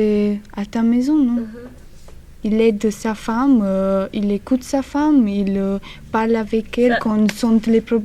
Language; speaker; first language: French; non-native, learner; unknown